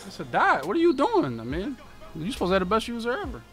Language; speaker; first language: English; native; English